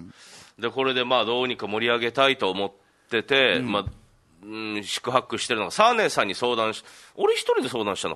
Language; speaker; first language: Japanese; native; Japanese